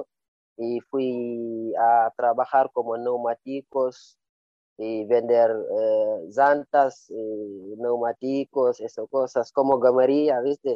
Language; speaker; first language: Spanish; non-native, learner; Wolof